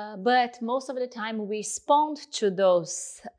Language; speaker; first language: English; non-native, fluent; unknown